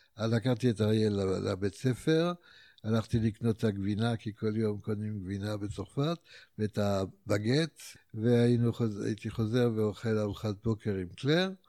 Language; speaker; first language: Hebrew; non-native, fluent; French